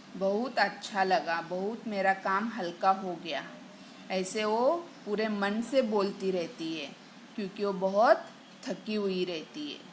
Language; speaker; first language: Hindi; non-native, local second language; Marathi